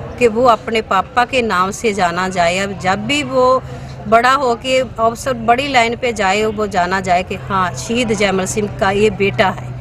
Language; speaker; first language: Hindi; non-native, local second language; Punjabi